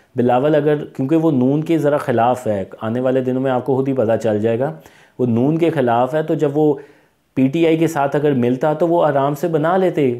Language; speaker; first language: Urdu; non-native, local second language; Punjabi